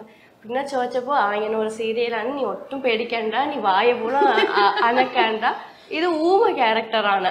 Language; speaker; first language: Malayalam; non-native, learner; Tamil